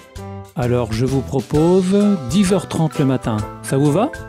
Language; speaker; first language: French; non-native, learner; Azerbaijani